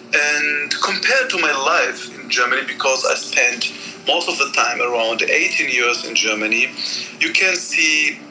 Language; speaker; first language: English; non-native, fluent; Arabic